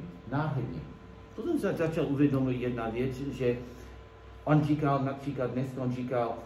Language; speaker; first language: Czech; non-native, learner; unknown